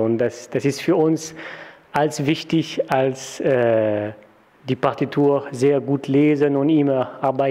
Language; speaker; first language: German; non-native, fluent; French